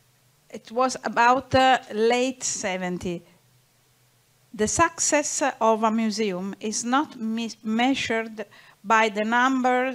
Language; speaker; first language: English; non-native, learner; Italian